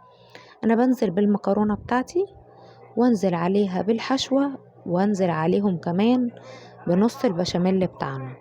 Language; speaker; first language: Arabic; native; Arabic